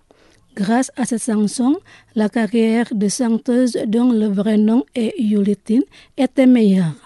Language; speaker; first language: French; non-native, fluent; Indonesian